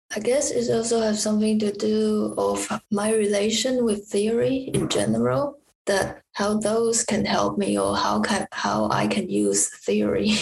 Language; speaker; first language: English; non-native, fluent; Chinese